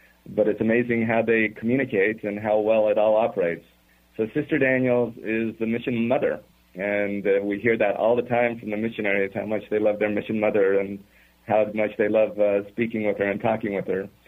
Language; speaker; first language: English; native; English